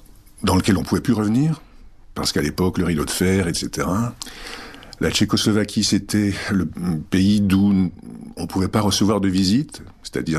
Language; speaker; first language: French; non-native, local second language; Czech